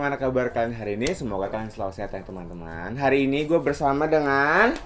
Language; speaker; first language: Indonesian; native; Indonesian